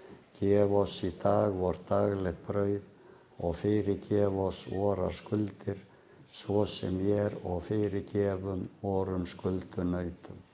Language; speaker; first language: Icelandic; native; Icelandic